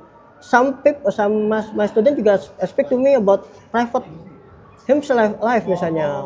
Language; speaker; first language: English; non-native, learner; Indonesian